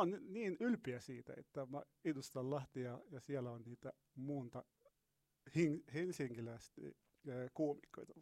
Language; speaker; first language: Finnish; non-native, learner; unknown